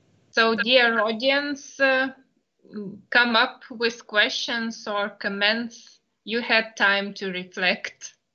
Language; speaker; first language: English; non-native, fluent; Lithuanian